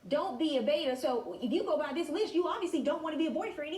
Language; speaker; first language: English; native; English